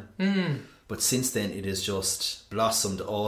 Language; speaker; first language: English; native; English